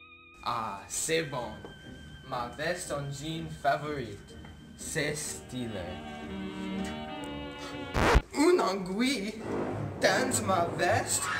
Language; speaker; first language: French; non-native, learner; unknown